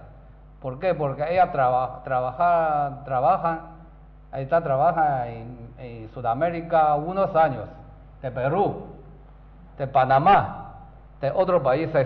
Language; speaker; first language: Spanish; non-native, learner; Chinese